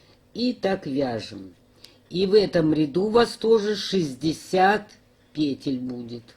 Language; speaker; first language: Russian; native; Russian